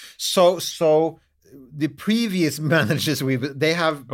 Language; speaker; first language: English; non-native, fluent; Norwegian